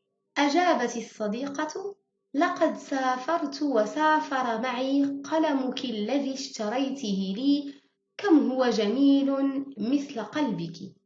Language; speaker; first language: Arabic; early bilingual, heritage; Arabic